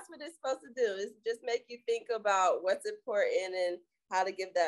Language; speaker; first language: English; native; English